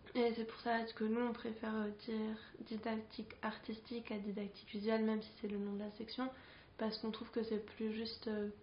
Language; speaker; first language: French; non-native, fluent; Spanish